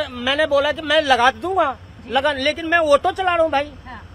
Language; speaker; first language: Hindi; native; Hindi